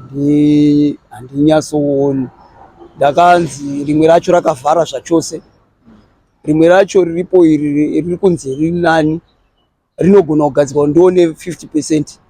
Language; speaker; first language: Shona; native; Shona